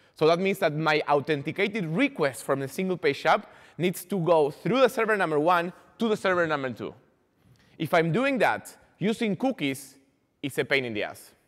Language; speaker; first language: English; non-native, fluent; Spanish